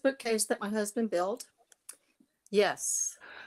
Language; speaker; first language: English; native; English